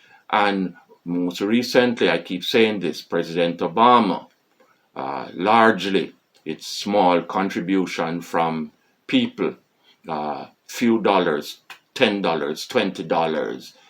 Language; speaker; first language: English; non-native, fluent; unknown